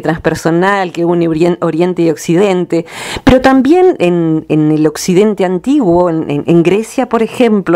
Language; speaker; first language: Spanish; native; Spanish